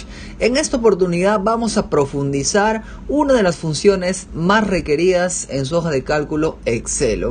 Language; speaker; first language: Spanish; native; Spanish